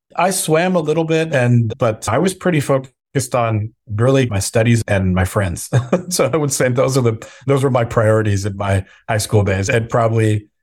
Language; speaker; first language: English; native; English